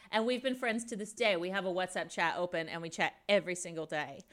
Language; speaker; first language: English; native; English